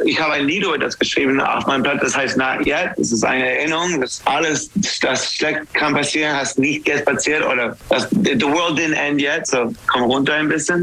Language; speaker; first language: German; non-native, learner; English